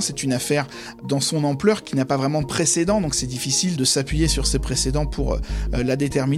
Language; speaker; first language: French; native; French